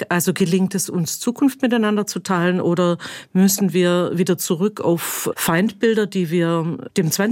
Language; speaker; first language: German; native; German